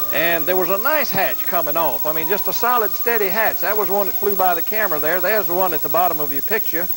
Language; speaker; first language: English; native; English